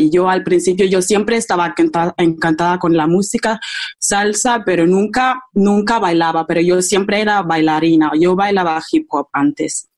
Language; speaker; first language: Spanish; non-native, fluent; Akan